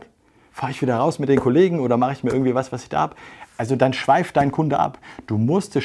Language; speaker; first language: German; native; German